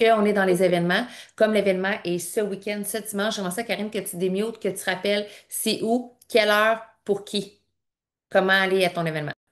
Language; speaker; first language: French; native; French